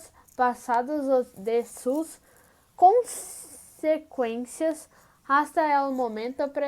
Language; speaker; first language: Spanish; non-native, learner; Portuguese